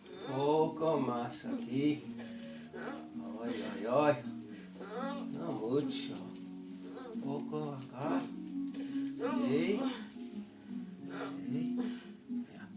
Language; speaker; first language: Spanish; non-native, learner; English